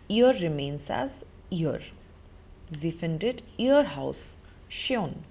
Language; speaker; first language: German; non-native, fluent; Hindi